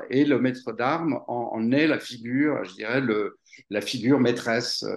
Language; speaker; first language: French; native; French